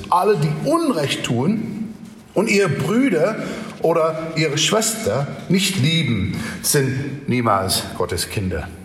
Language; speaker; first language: German; non-native, fluent; English